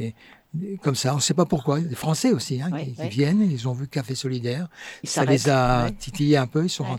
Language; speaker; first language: French; native; French